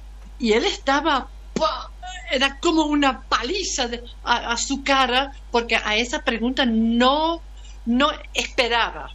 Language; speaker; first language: Spanish; non-native, learner; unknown